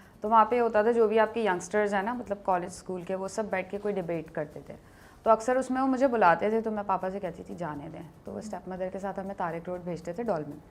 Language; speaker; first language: Urdu; native; Urdu